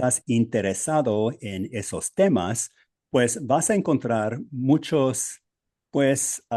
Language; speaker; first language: Spanish; non-native, fluent; English